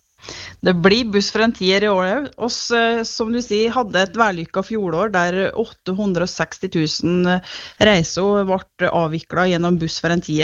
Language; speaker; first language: Norwegian; native; Norwegian